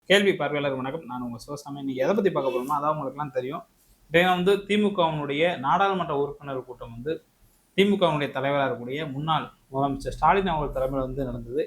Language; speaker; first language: Tamil; native; Tamil